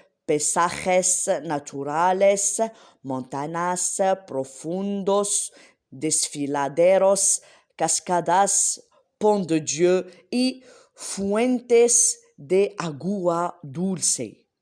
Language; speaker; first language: Spanish; non-native, learner; Arabic